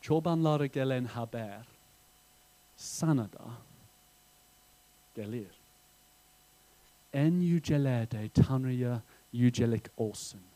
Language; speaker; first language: Turkish; non-native, fluent; English